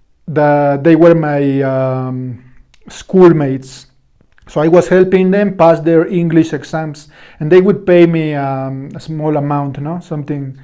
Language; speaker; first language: English; non-native, fluent; Spanish